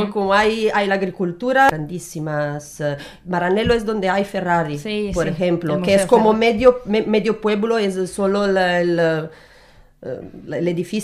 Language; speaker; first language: Spanish; non-native, learner; Italian